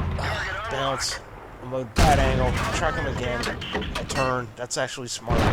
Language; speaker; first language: English; native; English